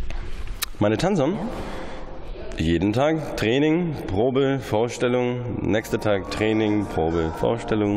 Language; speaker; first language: German; non-native, fluent; English